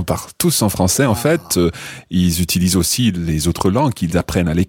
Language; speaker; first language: French; non-native, fluent; English